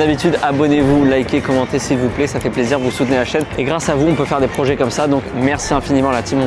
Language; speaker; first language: French; native; French